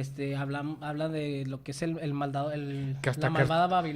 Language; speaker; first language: Spanish; native; Spanish